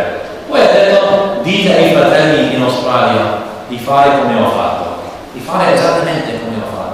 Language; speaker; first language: Italian; non-native, learner; English